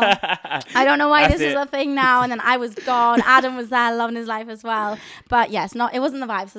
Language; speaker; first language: English; native; English